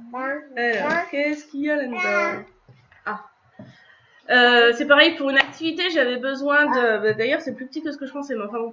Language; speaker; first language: French; native; French